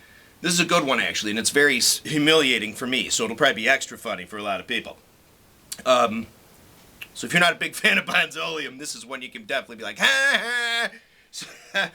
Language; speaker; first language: English; native; English